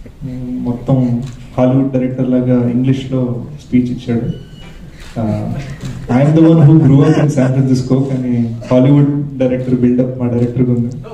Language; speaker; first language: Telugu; early bilingual, heritage; Telugu